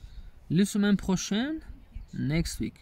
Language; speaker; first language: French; non-native, learner; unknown